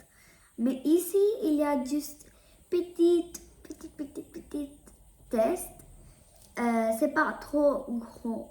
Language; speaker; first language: French; non-native, learner; Malayalam